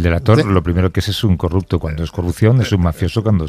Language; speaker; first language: Spanish; native; Spanish